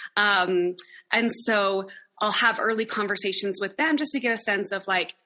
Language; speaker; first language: English; native; English